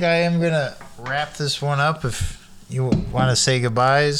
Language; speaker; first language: English; native; English